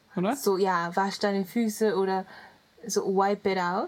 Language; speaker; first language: German; non-native, learner; Japanese